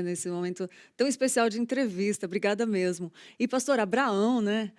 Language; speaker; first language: Portuguese; native; Portuguese